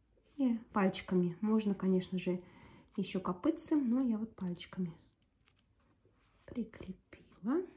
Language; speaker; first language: Russian; native; Russian